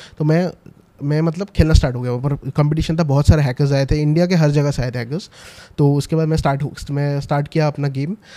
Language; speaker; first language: Hindi; non-native, local second language; Assamese